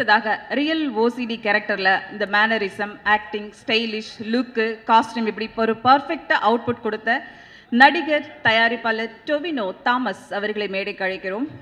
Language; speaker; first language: Tamil; native; Tamil